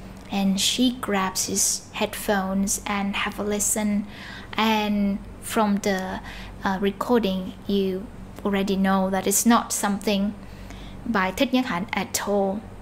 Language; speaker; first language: English; non-native, fluent; Vietnamese